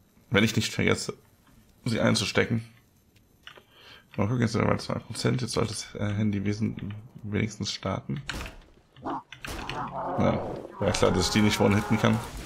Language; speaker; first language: German; native; German